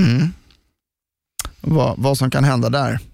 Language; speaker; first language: Swedish; native; Swedish